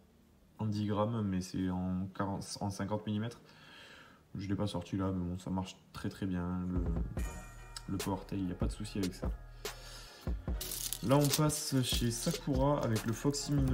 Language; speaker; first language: French; native; French